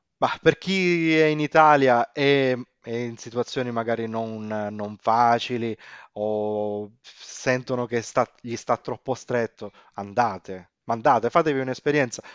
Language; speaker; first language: Italian; native; Italian